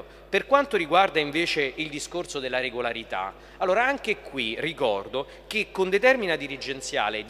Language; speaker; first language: Italian; native; Italian